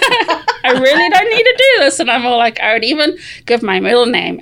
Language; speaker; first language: English; native; English